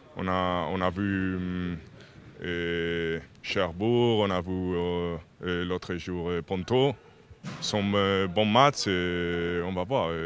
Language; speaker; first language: French; non-native, learner; Spanish